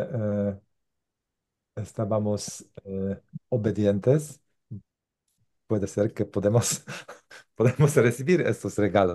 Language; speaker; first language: Spanish; non-native, learner; Polish